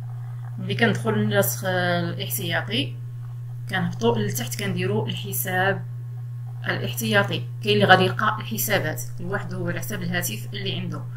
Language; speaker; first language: Arabic; native; Arabic